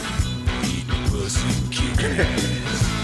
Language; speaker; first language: English; native; English